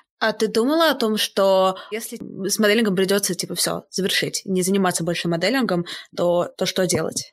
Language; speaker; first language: Russian; native; Russian